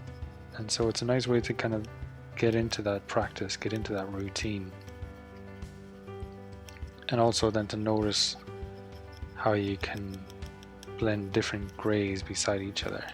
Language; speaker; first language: English; native; English